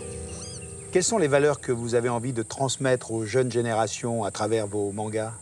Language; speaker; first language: French; native; French